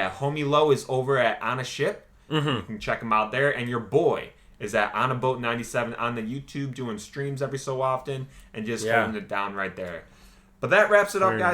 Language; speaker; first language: English; native; English